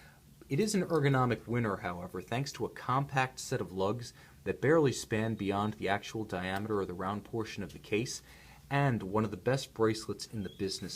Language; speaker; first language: English; native; English